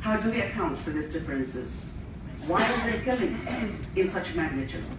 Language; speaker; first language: English; non-native, local second language; Filipino